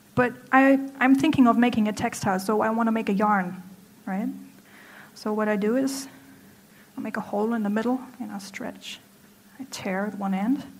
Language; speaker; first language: English; non-native, fluent; German